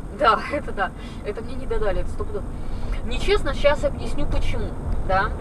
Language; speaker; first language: Russian; native; Russian